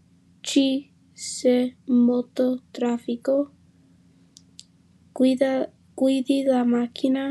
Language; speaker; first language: Italian; non-native, learner; English